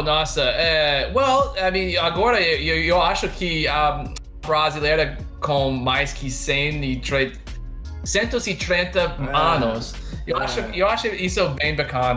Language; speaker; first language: Portuguese; non-native, fluent; English